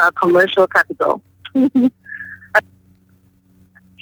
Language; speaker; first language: English; non-native, local second language; Yoruba